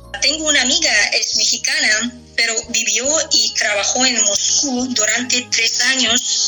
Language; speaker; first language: Spanish; non-native, fluent; Russian